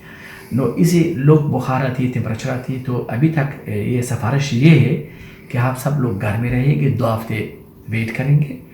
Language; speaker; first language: Hindi; non-native, learner; Persian